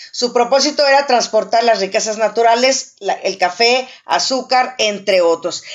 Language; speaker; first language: Spanish; native; Spanish